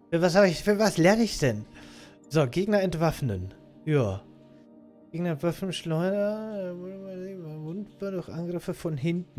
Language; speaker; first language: German; native; German